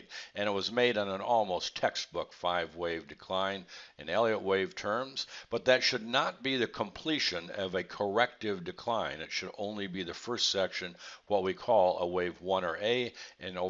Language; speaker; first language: English; native; English